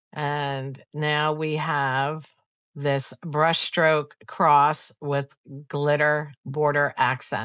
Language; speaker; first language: English; native; English